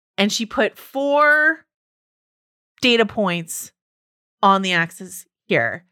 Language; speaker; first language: English; native; English